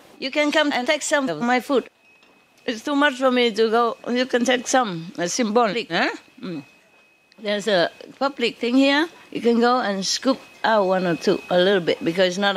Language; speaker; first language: English; non-native, fluent; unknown